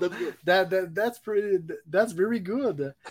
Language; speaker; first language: English; non-native, local second language; French